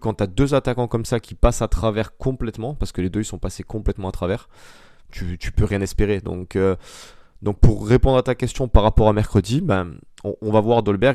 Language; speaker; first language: French; native; French